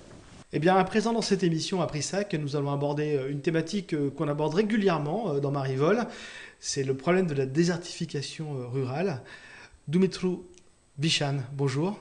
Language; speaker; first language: French; native; French